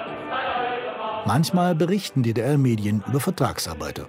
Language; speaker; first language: German; native; German